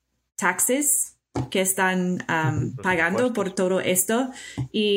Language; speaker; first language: Spanish; non-native, fluent; English